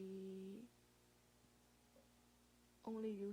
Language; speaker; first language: English; non-native, learner; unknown